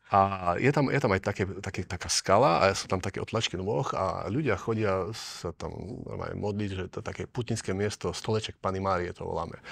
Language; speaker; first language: Slovak; native; Slovak